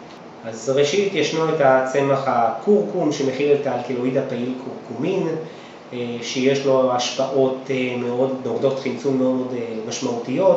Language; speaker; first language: Hebrew; native; Hebrew